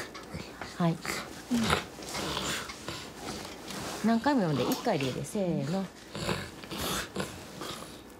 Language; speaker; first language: Japanese; native; Japanese